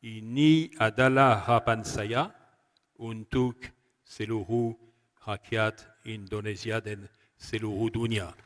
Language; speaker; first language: Indonesian; non-native, learner; French